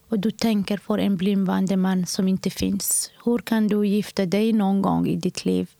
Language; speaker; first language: Swedish; non-native, fluent; Somali